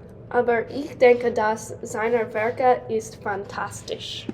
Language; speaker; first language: German; non-native, learner; English